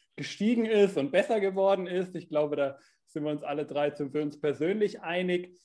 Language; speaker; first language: German; native; German